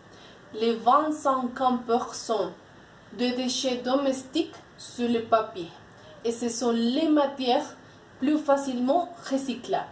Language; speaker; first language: French; non-native, learner; Spanish